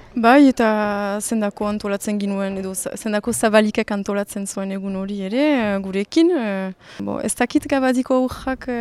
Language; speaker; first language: Basque; native; Basque